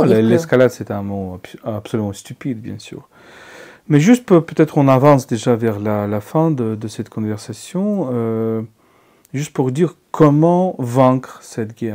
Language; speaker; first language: French; non-native, fluent; Ukrainian